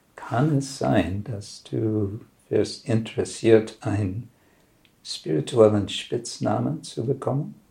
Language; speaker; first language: German; non-native, learner; English